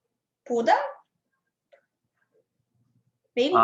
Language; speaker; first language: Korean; non-native, learner; English